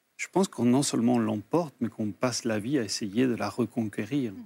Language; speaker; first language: French; early bilingual, other home language; Spanish